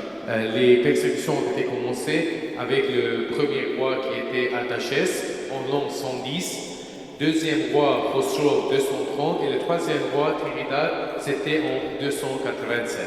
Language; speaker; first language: French; non-native, fluent; Armenian